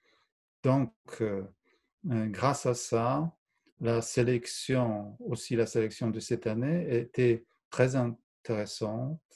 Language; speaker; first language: French; non-native, fluent; Polish